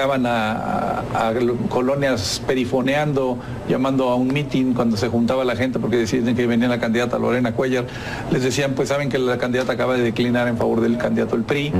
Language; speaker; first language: Spanish; native; Spanish